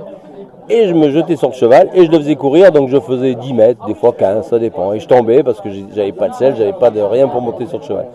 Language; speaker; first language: French; native; French